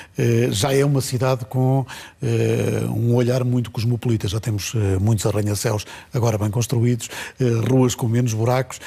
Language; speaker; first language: Portuguese; native; Portuguese